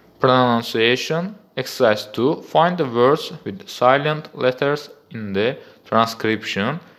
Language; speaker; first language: English; non-native, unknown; Azerbaijani